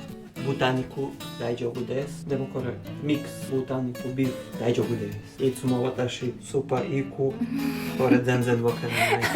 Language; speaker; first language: Japanese; non-native, learner; Serbian